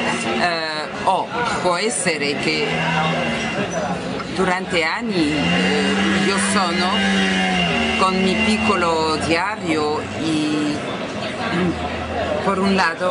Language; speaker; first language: Italian; non-native, learner; French